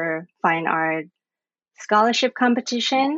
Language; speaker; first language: English; non-native, fluent; Thai